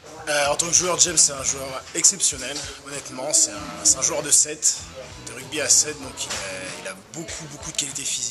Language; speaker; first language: French; native; French